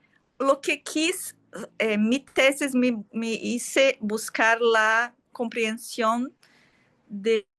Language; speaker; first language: Spanish; non-native, fluent; Portuguese